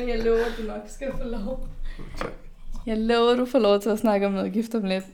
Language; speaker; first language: Danish; early bilingual, other home language; Arabic